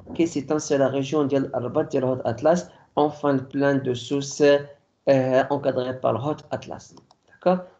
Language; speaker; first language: French; non-native, local second language; Arabic